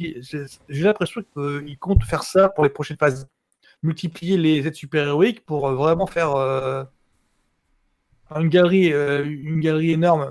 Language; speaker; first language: French; native; French